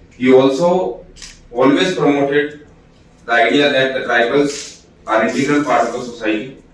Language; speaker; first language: English; non-native, local second language; Hindi